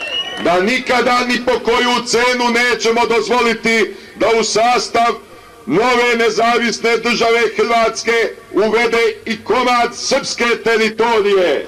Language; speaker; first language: Bosnian; native; Bosnian